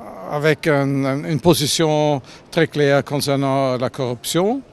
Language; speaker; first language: French; non-native, fluent; German